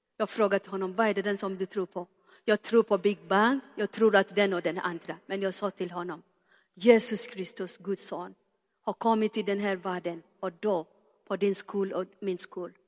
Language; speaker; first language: Swedish; non-native, fluent; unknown